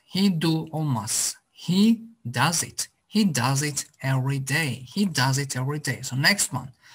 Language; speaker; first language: English; non-native, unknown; Azerbaijani